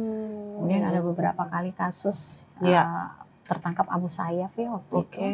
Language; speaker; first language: Indonesian; native; Indonesian